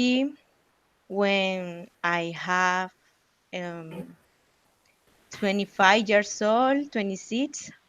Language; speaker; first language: English; non-native, learner; Spanish